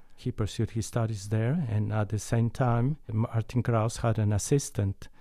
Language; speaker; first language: English; non-native, fluent; Spanish